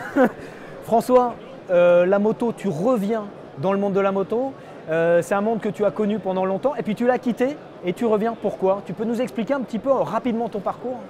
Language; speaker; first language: French; native; French